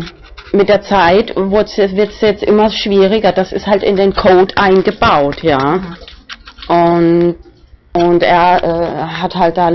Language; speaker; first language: German; non-native, fluent; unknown